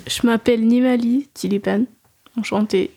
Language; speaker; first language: French; early bilingual, other home language; Tamil